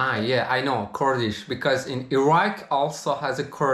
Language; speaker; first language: English; non-native, learner; Persian